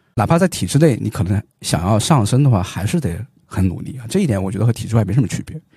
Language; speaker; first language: Chinese; native; Chinese